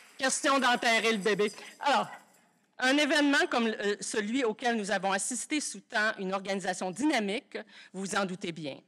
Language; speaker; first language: French; native; French